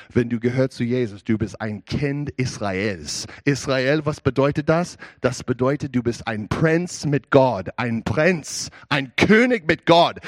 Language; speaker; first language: German; non-native, learner; English